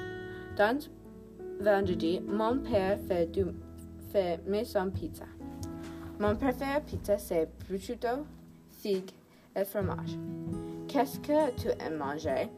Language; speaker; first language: French; non-native, learner; English